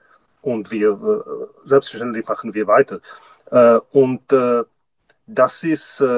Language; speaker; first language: German; non-native, learner; Czech